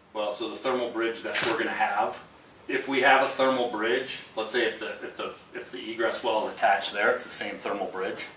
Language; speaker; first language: English; native; English